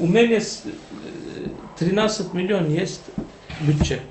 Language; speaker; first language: Russian; non-native, learner; Turkish